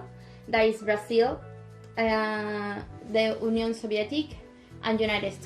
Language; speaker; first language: English; non-native, local second language; Spanish